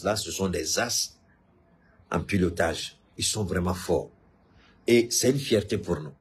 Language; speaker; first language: French; non-native, local second language; Bambara